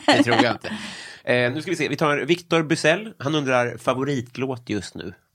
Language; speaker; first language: Swedish; native; Swedish